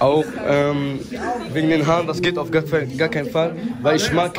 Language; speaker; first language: German; native; German